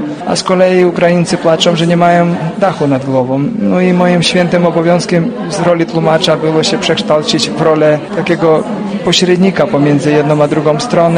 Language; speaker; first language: Polish; non-native, fluent; Ukrainian